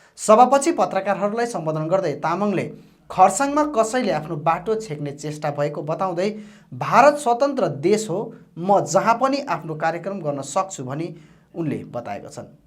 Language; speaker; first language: Nepali; native; Nepali